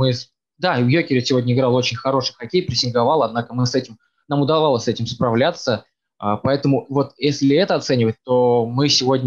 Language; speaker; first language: Russian; native; Russian